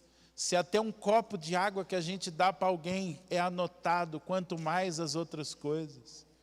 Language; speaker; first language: Portuguese; native; Portuguese